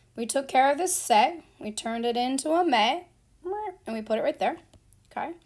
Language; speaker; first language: English; native; English